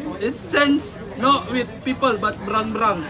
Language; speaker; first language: English; non-native, learner; Indonesian